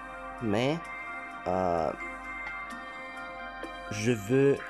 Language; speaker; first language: French; non-native, learner; Russian